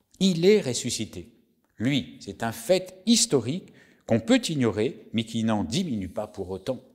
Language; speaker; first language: French; native; French